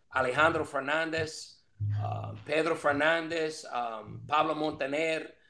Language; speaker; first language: Spanish; non-native, fluent; English